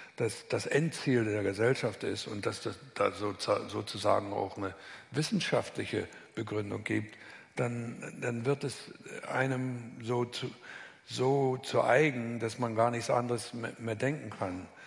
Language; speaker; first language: German; native; German